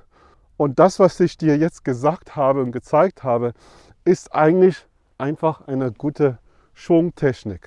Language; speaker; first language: German; non-native, fluent; English